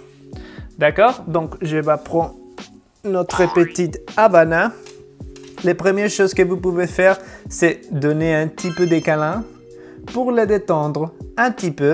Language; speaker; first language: French; non-native, fluent; Spanish